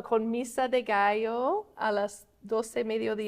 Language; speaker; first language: Spanish; non-native, fluent; English